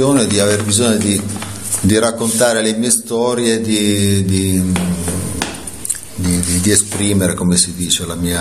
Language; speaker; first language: Italian; native; Italian